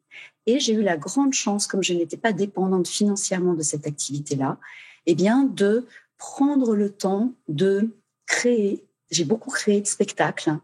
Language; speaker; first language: French; native; French